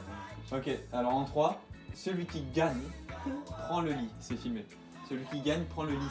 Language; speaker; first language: French; native; French